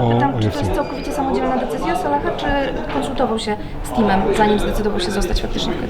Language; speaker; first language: Polish; native; Polish